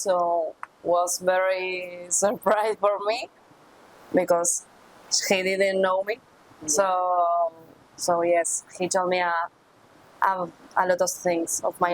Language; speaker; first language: English; non-native, learner; Spanish